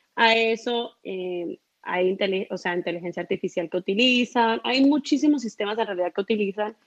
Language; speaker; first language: Spanish; early bilingual, heritage; Spanish